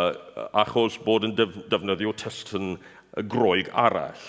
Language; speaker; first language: Welsh; non-native, fluent; English